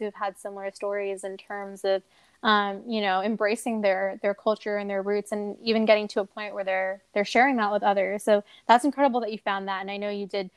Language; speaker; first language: English; native; English